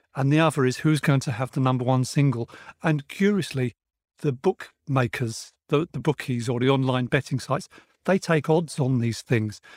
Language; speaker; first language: English; native; English